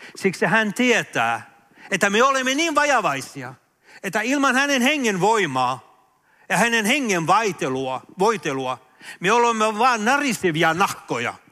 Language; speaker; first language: Finnish; early bilingual, heritage; Finnish